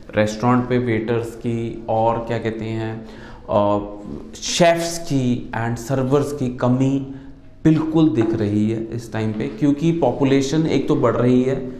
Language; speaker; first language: Hindi; non-native, local second language; Punjabi